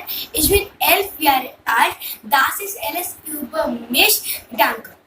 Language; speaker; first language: German; non-native, learner; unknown